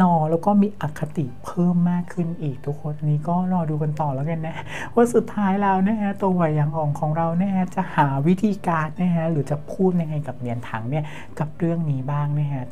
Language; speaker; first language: Thai; native; Thai